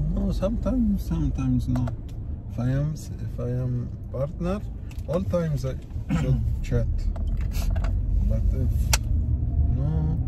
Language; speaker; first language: English; non-native, learner; Arabic